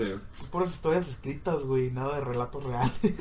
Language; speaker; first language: Spanish; native; Spanish